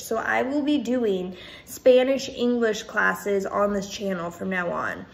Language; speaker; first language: English; native; English